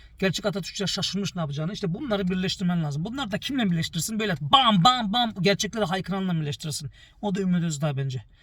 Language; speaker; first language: Turkish; early bilingual, heritage; Turkish